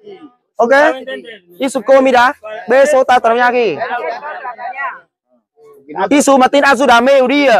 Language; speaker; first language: Portuguese; non-native, learner; Vietnamese